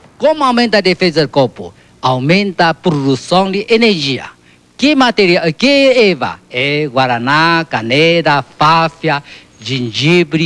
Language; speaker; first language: Portuguese; non-native, learner; Chinese